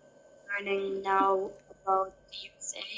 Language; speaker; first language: English; non-native, learner; Kurdish